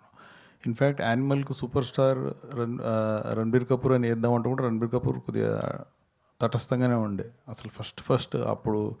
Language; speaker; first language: Telugu; native; Telugu